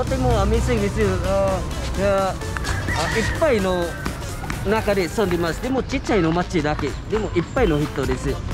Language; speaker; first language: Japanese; non-native, learner; Cebuano